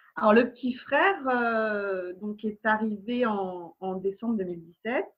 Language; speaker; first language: French; native; French